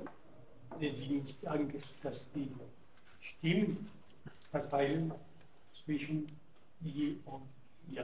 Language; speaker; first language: German; non-native, learner; Arabic